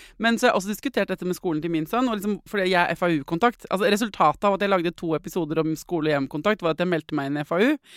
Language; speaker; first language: Norwegian; native; Norwegian